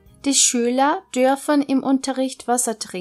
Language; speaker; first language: German; non-native, fluent; Turkish